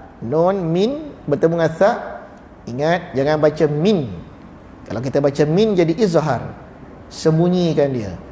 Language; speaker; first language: Malay; native; Malay